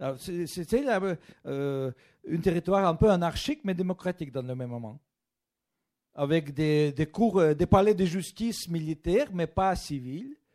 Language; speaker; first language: French; non-native, fluent; Russian